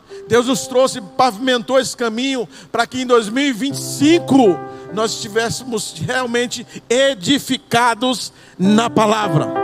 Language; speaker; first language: Portuguese; native; Portuguese